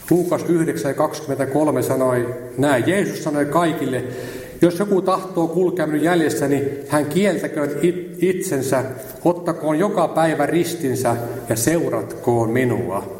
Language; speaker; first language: Finnish; native; Finnish